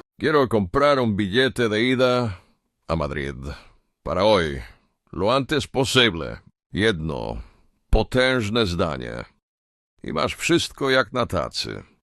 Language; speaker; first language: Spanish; non-native, fluent; Polish